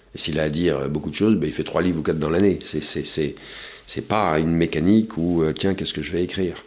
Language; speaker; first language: French; native; French